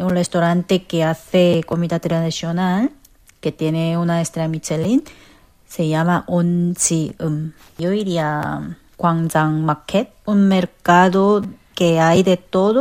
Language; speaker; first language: Spanish; non-native, fluent; Korean